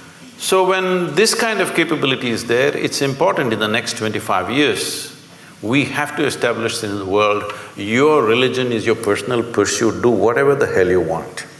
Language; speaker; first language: English; non-native, local second language; Kannada